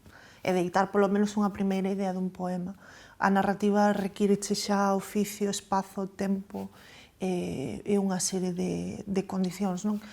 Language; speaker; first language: Galician; native; Galician